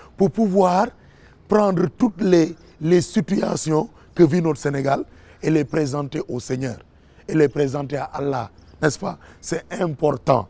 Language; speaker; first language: French; non-native, local second language; Wolof